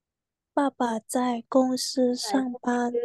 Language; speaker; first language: Chinese; non-native, learner; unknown